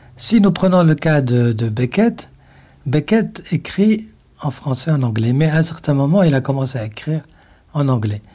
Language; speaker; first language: French; non-native, local second language; Arabic